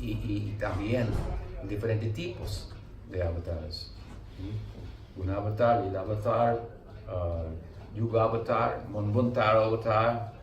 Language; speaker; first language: Spanish; non-native, learner; English